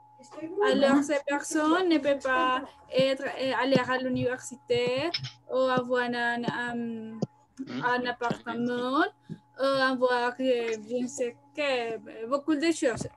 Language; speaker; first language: French; non-native, learner; Spanish